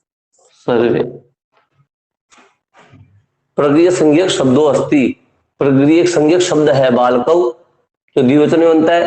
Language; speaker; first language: Hindi; native; Hindi